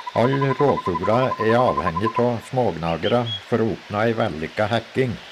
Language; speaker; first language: Norwegian; native; Norwegian